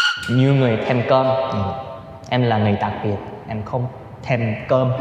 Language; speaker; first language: Vietnamese; non-native, learner; Korean